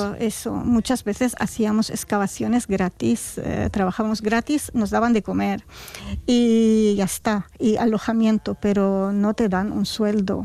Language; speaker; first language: Spanish; non-native, fluent; Arabic